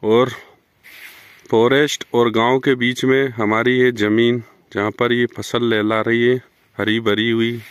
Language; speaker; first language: Hindi; native; Hindi